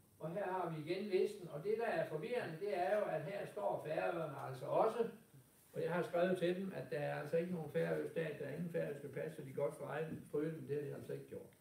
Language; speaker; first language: Danish; native; Danish